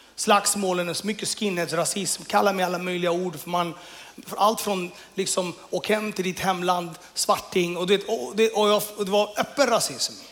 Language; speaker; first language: Swedish; early bilingual, other home language; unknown